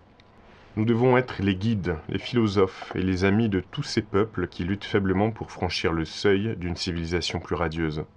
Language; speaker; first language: French; native; French